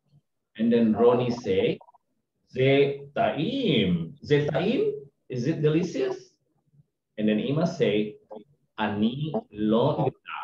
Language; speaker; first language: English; non-native, fluent; Indonesian